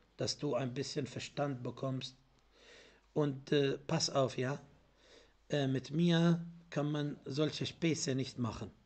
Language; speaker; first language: German; non-native, fluent; Arabic